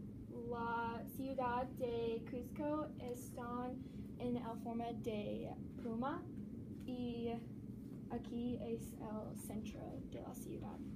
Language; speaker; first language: Spanish; non-native, learner; English